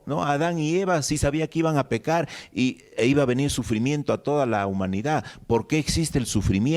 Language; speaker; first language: Spanish; native; Spanish